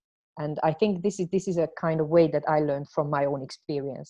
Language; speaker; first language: English; non-native, fluent; Hungarian